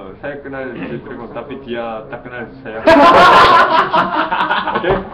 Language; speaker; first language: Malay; non-native, learner; Korean